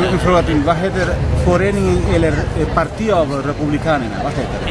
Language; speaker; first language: Swedish; non-native, learner; Spanish